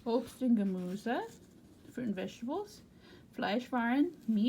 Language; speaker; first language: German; non-native, fluent; English